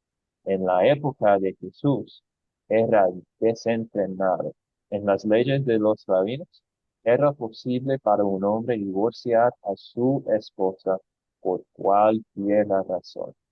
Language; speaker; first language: Spanish; non-native, fluent; English